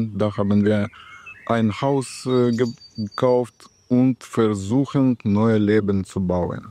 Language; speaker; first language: German; non-native, learner; Ukrainian